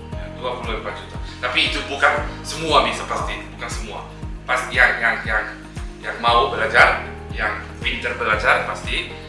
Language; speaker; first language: Indonesian; non-native, learner; Polish